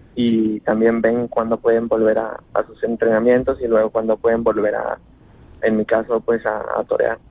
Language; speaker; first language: Spanish; native; Spanish